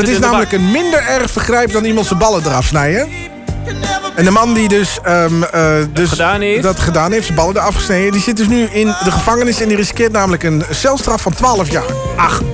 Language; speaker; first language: Dutch; native; Dutch